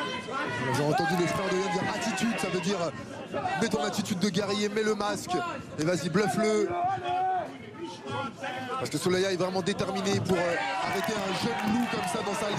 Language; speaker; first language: French; native; French